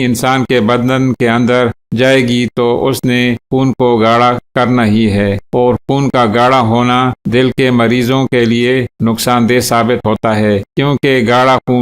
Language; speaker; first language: Urdu; native; Urdu